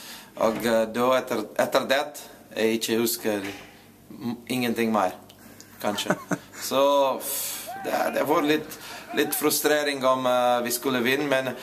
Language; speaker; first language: Norwegian; non-native, fluent; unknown